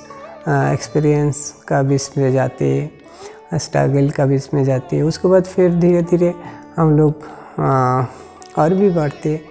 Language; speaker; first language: Hindi; non-native, local second language; Bangla